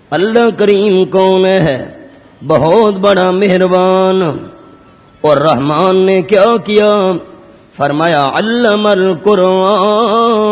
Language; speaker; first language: Urdu; non-native, local second language; Pashto